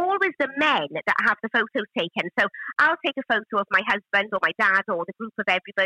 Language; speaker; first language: English; native; English